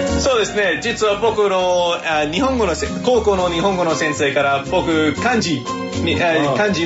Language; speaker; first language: Japanese; non-native, fluent; English